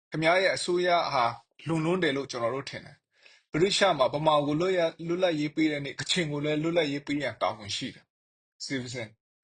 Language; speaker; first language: Burmese; non-native, local second language; Kachin